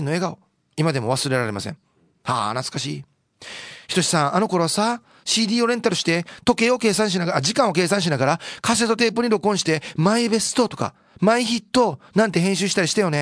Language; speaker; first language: Japanese; native; Japanese